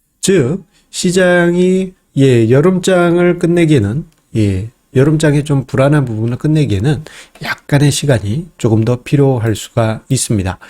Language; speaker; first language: Korean; native; Korean